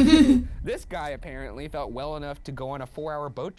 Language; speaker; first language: English; native; English